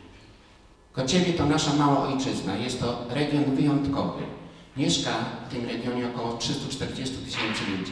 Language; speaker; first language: Polish; native; Polish